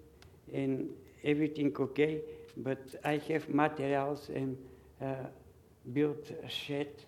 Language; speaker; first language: English; non-native, learner; Bulgarian